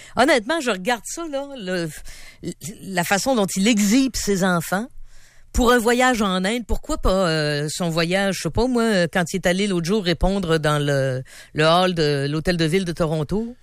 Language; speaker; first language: French; native; French